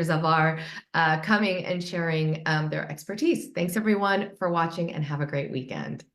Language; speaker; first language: English; native; English